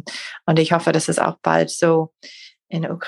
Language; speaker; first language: German; non-native, fluent; English